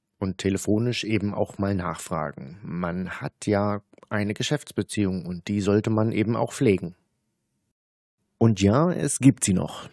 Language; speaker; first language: German; native; German